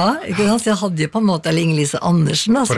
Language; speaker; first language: Norwegian; native; Norwegian